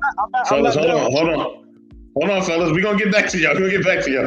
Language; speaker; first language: English; native; English